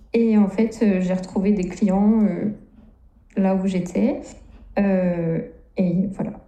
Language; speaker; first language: French; native; French